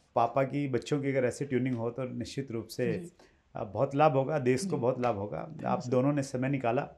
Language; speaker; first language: Hindi; native; Hindi